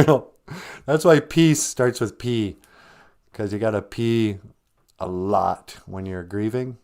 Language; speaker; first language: English; native; English